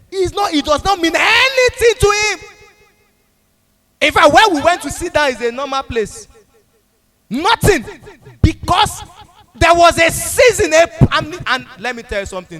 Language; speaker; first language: English; non-native, local second language; Yoruba